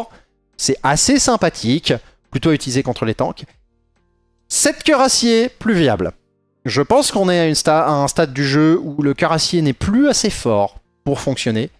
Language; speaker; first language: French; native; French